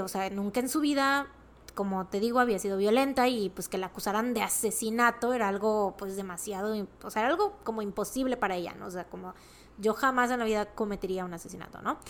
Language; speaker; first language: Spanish; native; Spanish